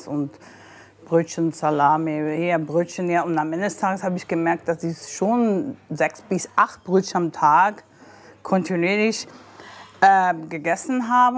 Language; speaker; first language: German; non-native, fluent; English